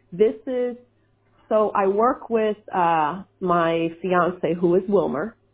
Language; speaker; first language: English; early bilingual, other home language; Spanish